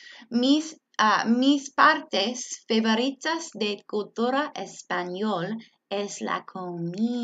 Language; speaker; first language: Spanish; non-native, learner; English